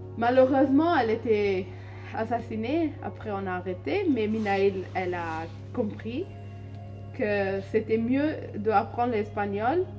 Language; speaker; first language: French; non-native, learner; Hindi